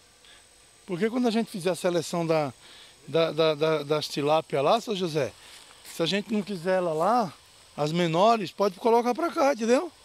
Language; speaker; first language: Portuguese; native; Portuguese